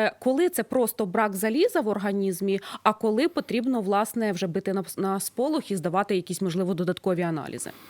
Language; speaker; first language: Ukrainian; native; Ukrainian